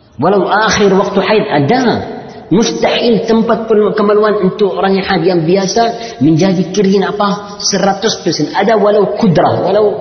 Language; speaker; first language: Indonesian; non-native, learner; Arabic